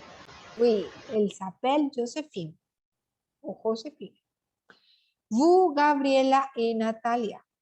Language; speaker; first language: French; non-native, fluent; Spanish